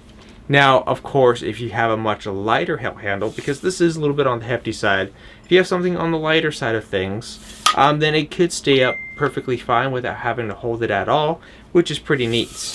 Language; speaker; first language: English; native; English